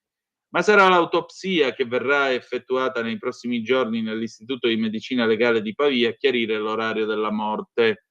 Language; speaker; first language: Italian; native; Italian